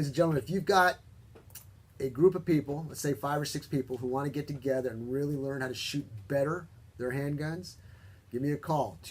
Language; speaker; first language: English; native; English